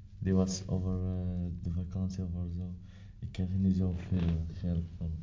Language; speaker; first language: Dutch; non-native, learner; Arabic